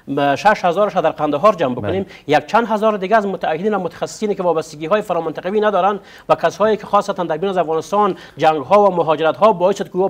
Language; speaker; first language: Persian; non-native, local second language; Pashto